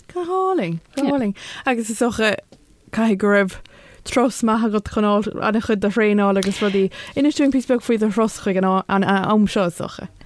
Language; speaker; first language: Irish; non-native, local second language; English